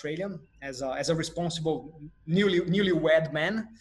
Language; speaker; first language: English; non-native, fluent; Portuguese